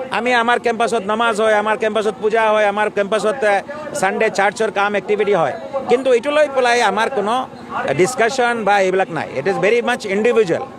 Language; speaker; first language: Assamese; non-native, local second language; Bangla